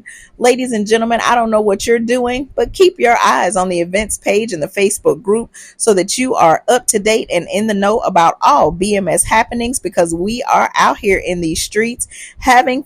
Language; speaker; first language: English; native; English